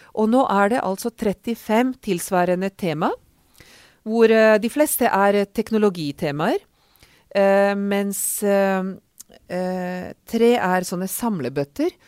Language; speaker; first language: Norwegian; non-native, fluent; Hungarian